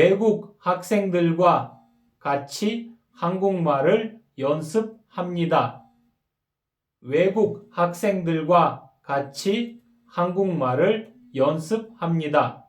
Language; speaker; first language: Korean; non-native, fluent; Kyrgyz